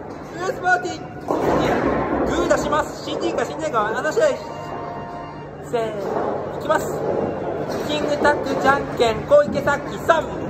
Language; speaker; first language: Japanese; native; Japanese